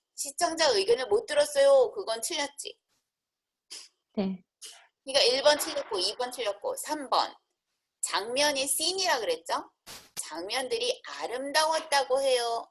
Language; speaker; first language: Korean; native; Korean